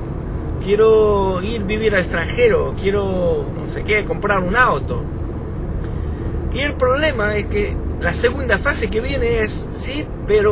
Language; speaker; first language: Spanish; non-native, fluent; French